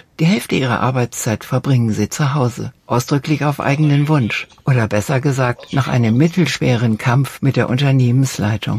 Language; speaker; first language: German; native; German